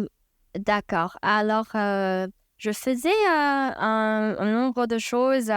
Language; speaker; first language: French; non-native, fluent; Chinese